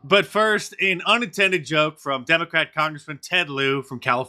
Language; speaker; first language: English; native; English